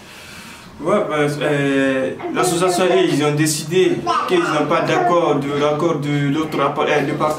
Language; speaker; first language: French; non-native, learner; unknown